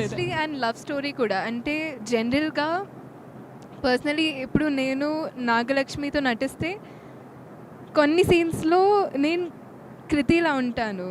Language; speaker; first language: Telugu; non-native, fluent; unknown